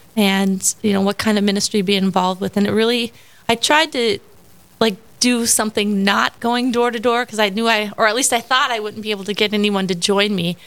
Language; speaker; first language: English; native; English